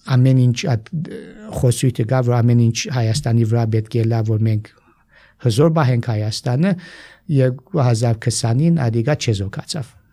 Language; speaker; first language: Armenian; early bilingual, heritage; Armenian